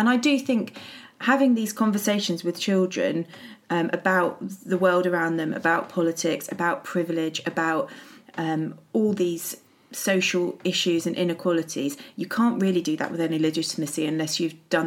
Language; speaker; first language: English; native; English